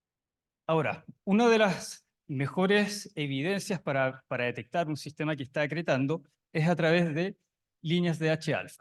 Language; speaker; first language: Spanish; native; Spanish